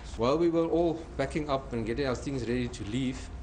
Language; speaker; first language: English; non-native, local second language; Afrikaans